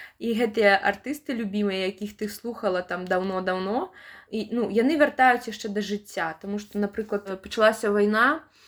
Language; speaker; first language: Belarusian; native; Belarusian